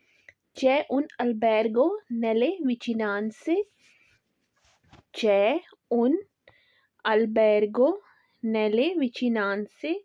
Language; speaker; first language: Italian; non-native, fluent; Urdu